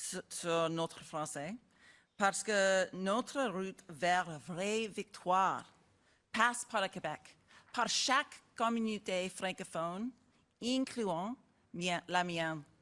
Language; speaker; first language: French; non-native, learner; English